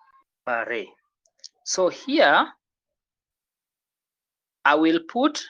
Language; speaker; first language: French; non-native, fluent; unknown